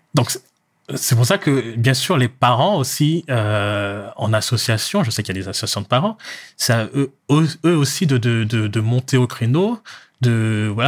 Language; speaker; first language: French; native; French